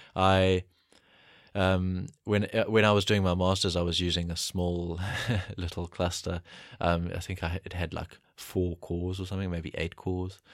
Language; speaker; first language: English; native; English